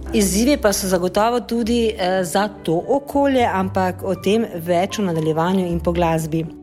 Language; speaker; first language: Slovenian; native; Slovenian